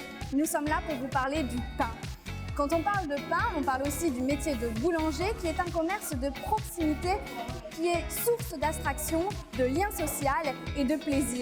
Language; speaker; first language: French; native; French